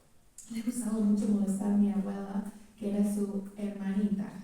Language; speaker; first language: Spanish; early bilingual, heritage; English